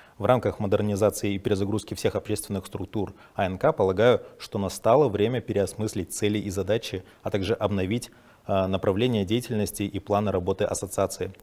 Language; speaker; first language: Russian; native; Russian